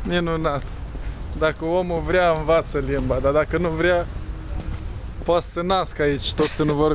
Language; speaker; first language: Romanian; native; Romanian